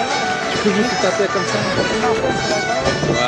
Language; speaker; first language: French; non-native, learner; Korean